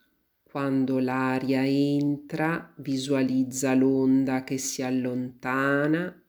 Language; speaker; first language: Italian; native; Italian